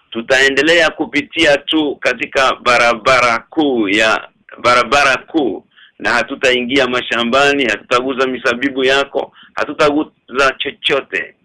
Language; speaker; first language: Swahili; native; Swahili